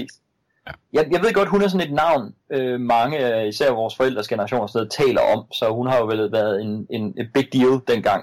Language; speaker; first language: Danish; native; Danish